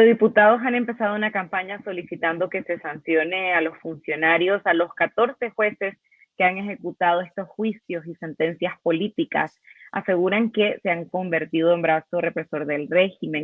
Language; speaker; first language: Spanish; native; Spanish